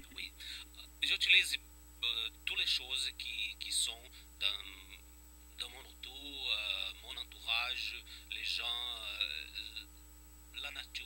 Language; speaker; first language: French; non-native, fluent; Portuguese